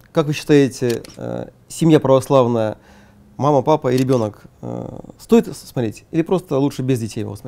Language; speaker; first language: Russian; native; Russian